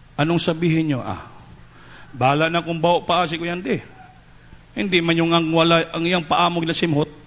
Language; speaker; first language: Filipino; non-native, local second language; Cebuano